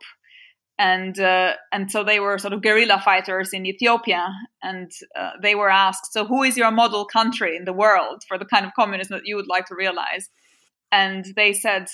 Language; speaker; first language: English; non-native, fluent; French